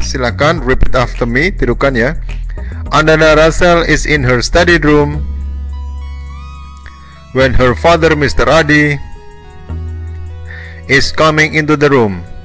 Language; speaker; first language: English; non-native, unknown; Indonesian